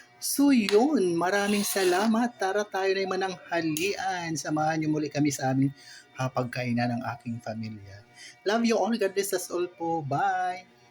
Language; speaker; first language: Filipino; non-native, local second language; Cebuano